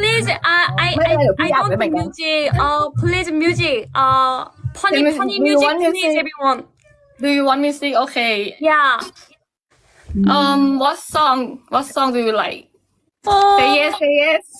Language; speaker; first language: English; non-native, learner; Korean